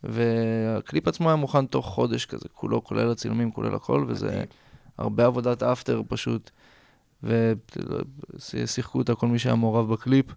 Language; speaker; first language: Hebrew; native; Hebrew